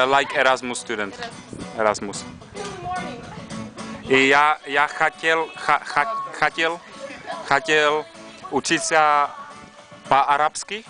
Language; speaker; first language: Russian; non-native, learner; Czech